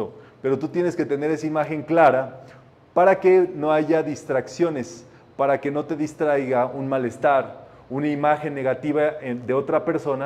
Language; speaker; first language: Spanish; native; Spanish